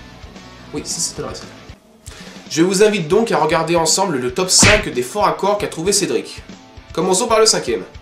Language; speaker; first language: French; native; French